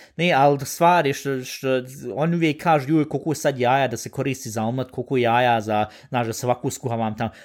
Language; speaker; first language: Bosnian; early bilingual, heritage; Bosnian